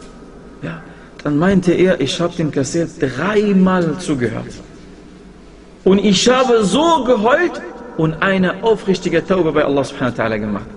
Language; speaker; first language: German; non-native, fluent; Arabic